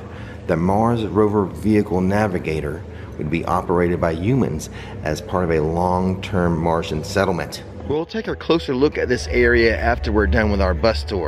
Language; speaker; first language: English; native; English